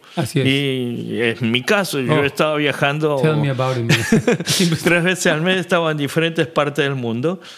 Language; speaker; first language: Spanish; native; Spanish